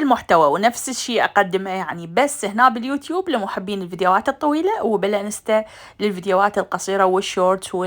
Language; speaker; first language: Arabic; native; Arabic